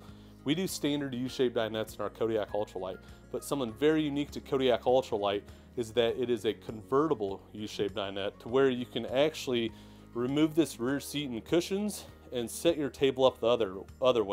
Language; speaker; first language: English; native; English